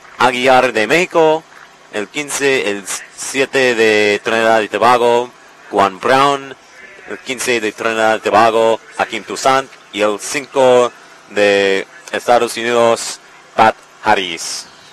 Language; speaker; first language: Spanish; non-native, learner; English